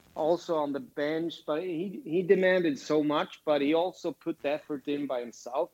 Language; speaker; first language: English; non-native, fluent; Swedish